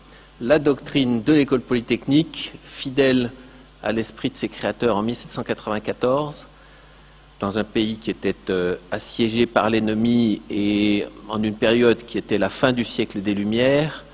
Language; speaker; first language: French; native; French